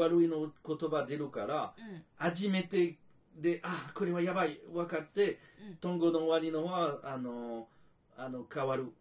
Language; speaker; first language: Japanese; non-native, fluent; French